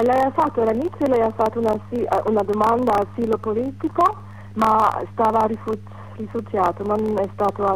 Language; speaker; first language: Italian; non-native, fluent; German